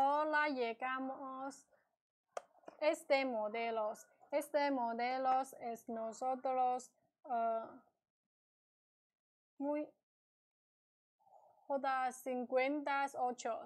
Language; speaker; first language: Spanish; non-native, learner; Chinese